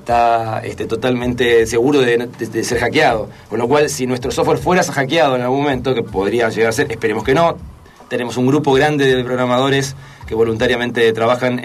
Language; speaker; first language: Spanish; native; Spanish